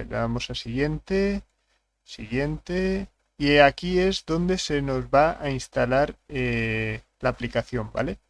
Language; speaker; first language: Spanish; native; Spanish